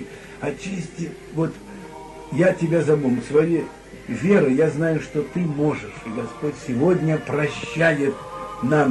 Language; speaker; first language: Russian; native; Russian